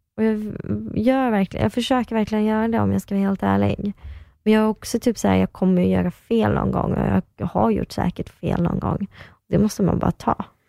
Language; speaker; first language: Swedish; early bilingual, other home language; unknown